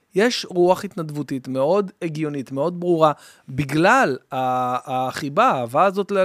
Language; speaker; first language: Hebrew; early bilingual, other home language; Arabic